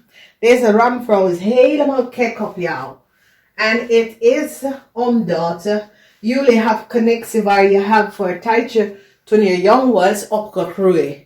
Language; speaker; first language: Dutch; non-native, learner; English